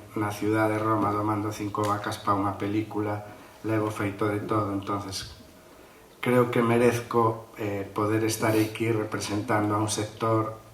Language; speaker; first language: Galician; native; Galician